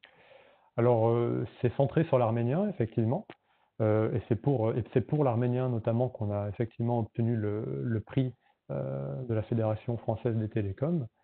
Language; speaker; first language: French; native; French